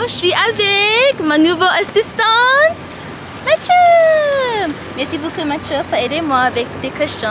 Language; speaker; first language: French; non-native, learner; English